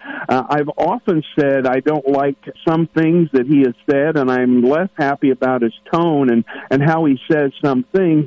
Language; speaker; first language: English; native; English